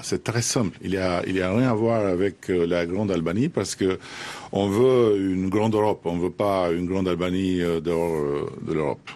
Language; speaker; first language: French; non-native, fluent; Albanian